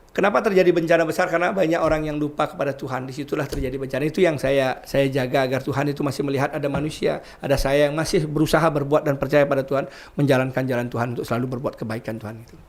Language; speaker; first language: Indonesian; non-native, local second language; Balinese